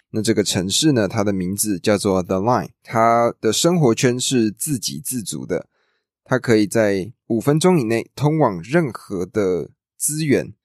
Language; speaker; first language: Chinese; native; Chinese